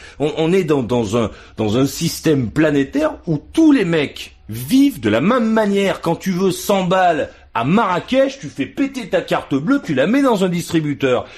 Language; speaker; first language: French; native; French